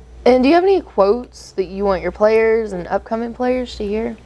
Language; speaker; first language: English; native; English